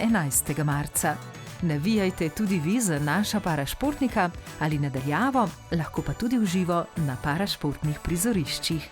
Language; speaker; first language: Slovenian; native; Slovenian